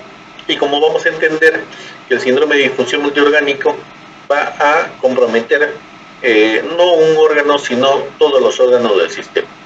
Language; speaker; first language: Spanish; native; Spanish